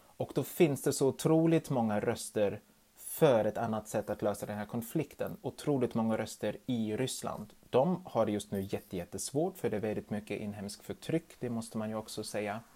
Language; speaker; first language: Swedish; non-native, fluent; German